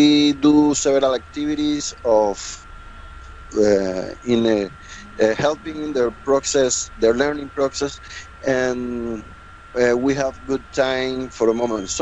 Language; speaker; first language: English; non-native, learner; Spanish